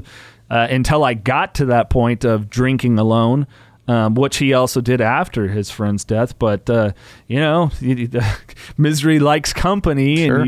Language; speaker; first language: English; native; English